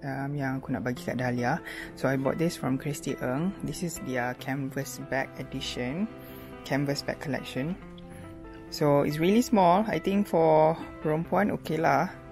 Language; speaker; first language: English; non-native, local second language; Malay